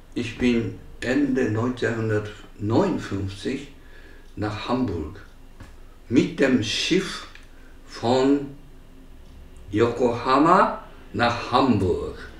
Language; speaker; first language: German; non-native, learner; Japanese